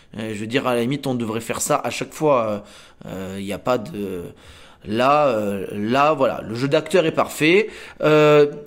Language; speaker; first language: French; native; French